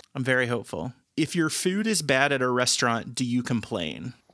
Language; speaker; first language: English; native; English